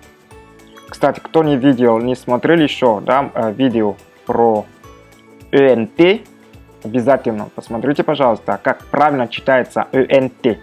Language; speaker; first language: Russian; non-native, fluent; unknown